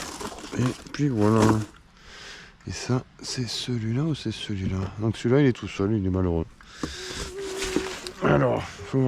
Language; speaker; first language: French; native; French